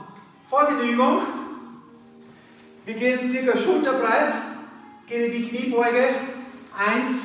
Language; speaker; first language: German; native; German